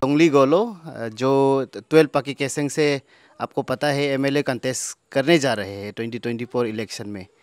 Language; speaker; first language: Hindi; non-native, local second language; Nyishi